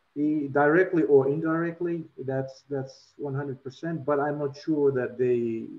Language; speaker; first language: English; non-native, fluent; Russian